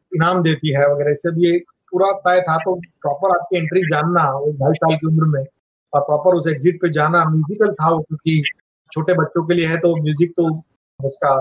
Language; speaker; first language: Hindi; non-native, local second language; Marathi